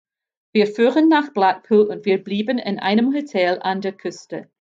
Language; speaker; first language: German; non-native, fluent; English